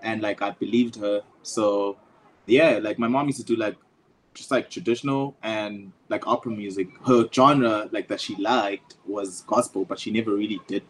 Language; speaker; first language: English; non-native, local second language; Zulu